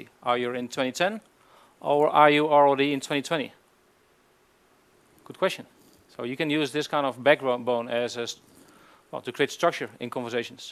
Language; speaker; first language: English; non-native, fluent; Dutch